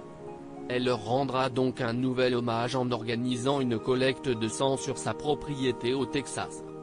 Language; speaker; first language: French; native; French